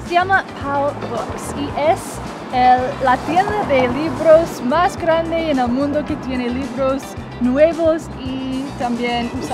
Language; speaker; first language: Spanish; non-native, fluent; English